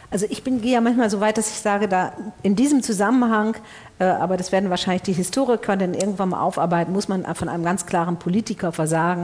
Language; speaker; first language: German; native; German